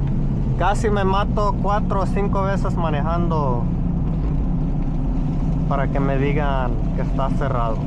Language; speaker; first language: Spanish; early bilingual, heritage; Spanish